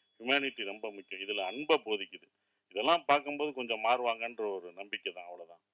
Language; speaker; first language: Tamil; native; Tamil